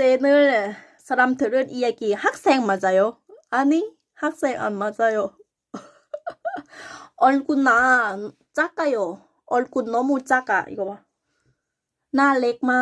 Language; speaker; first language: Korean; non-native, learner; Thai